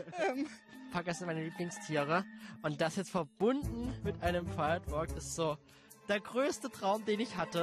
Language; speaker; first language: German; native; German